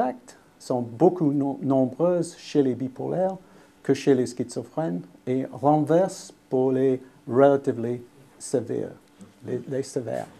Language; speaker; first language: French; non-native, fluent; English